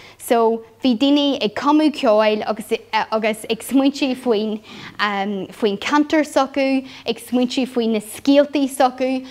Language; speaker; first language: Irish; non-native, local second language; English